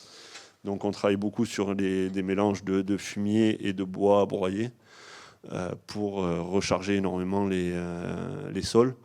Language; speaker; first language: French; native; French